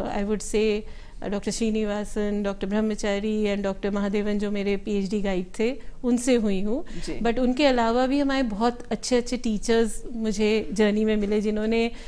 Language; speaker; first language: Hindi; native; Hindi